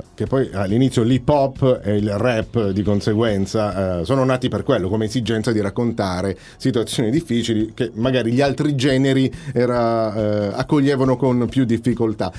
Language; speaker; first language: Italian; native; Italian